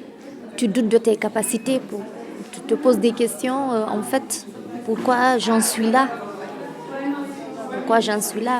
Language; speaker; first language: French; non-native, local second language; Fula